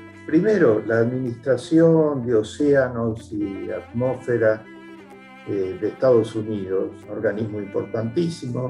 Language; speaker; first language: Spanish; native; Spanish